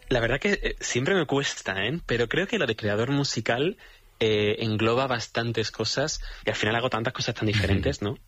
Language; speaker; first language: Spanish; native; Spanish